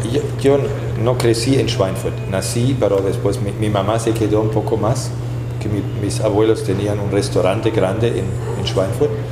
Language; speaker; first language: Spanish; non-native, fluent; German